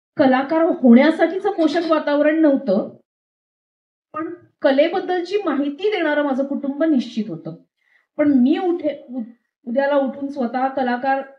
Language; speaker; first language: Marathi; native; Marathi